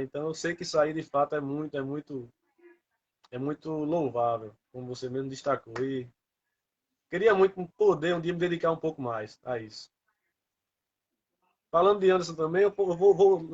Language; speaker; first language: Portuguese; native; Portuguese